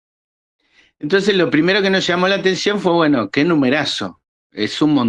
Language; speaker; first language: Spanish; native; Spanish